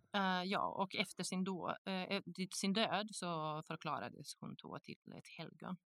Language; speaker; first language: Swedish; non-native, fluent; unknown